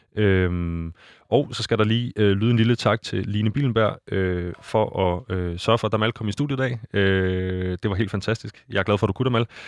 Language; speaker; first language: Danish; native; Danish